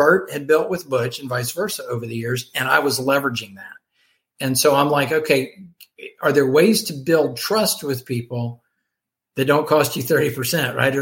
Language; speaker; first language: English; native; English